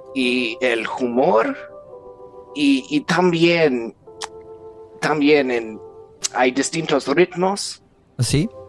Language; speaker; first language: Spanish; non-native, fluent; English